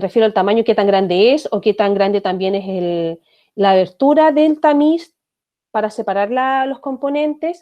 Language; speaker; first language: Spanish; native; Spanish